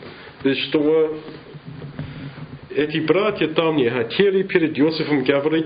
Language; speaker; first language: Russian; non-native, fluent; English